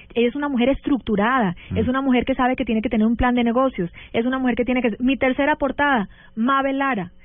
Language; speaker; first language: Spanish; early bilingual, heritage; Spanish